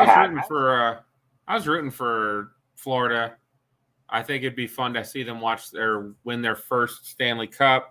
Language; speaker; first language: English; native; English